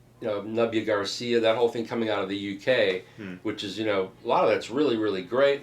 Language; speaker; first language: English; native; English